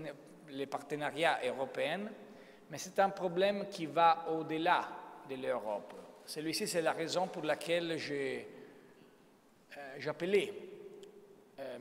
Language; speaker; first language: French; non-native, fluent; Italian